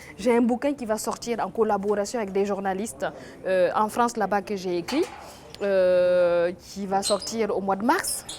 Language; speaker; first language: French; non-native, local second language; Mossi